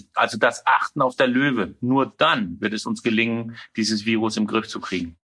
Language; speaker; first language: German; non-native, fluent; Danish